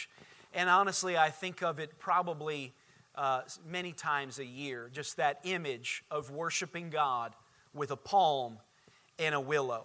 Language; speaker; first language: English; native; English